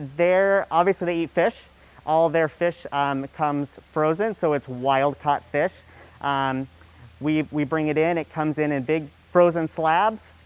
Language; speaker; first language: English; native; English